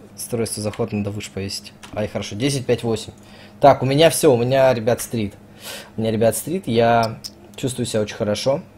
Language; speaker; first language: Russian; native; Russian